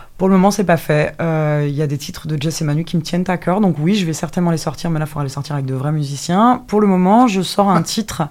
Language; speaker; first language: French; native; French